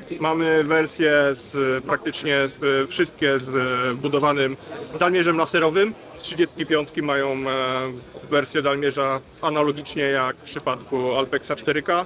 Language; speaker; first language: Polish; native; Polish